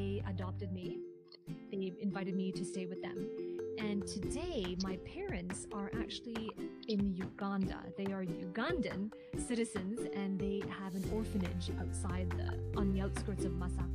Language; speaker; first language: English; non-native, local second language; Cantonese